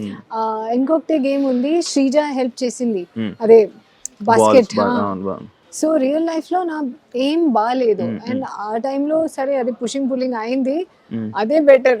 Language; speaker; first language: Telugu; non-native, learner; Hindi